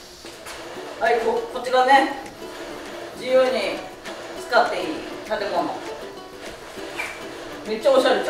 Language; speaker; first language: Japanese; native; Japanese